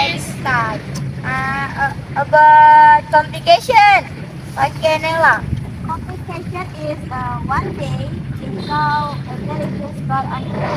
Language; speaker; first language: English; non-native, learner; Indonesian